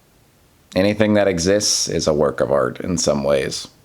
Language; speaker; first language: English; native; English